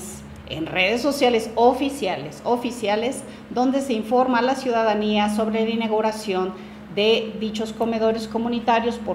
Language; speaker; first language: Spanish; native; Spanish